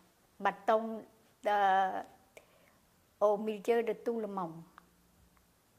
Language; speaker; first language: French; non-native, learner; Khmer